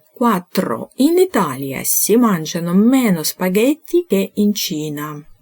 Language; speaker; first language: Italian; non-native, fluent; Ukrainian